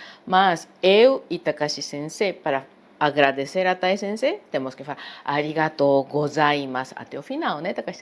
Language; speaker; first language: Portuguese; non-native, fluent; Japanese